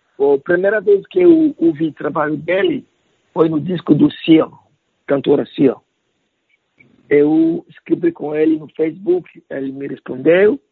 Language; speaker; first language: Portuguese; non-native, learner; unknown